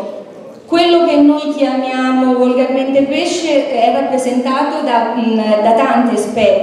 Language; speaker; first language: Italian; native; Italian